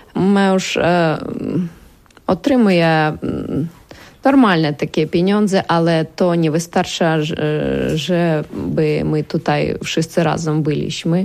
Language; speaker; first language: Polish; non-native, learner; Ukrainian